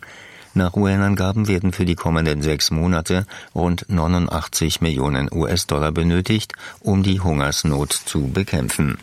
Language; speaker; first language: German; native; German